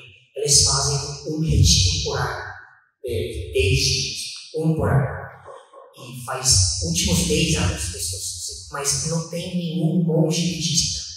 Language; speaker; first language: Portuguese; non-native, fluent; Chinese